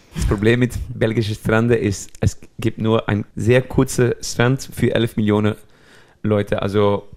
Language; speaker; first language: German; non-native, fluent; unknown